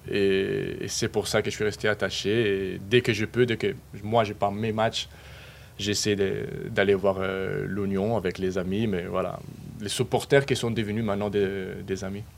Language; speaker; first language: French; non-native, fluent; Spanish